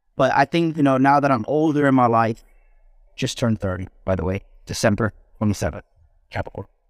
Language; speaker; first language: English; early bilingual, other home language; Spanish